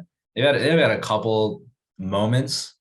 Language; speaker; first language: English; native; English